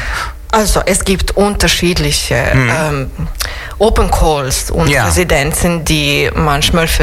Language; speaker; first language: German; non-native, fluent; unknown